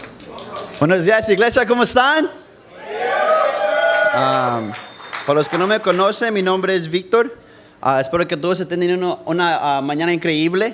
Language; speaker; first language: Spanish; early bilingual, heritage; Spanish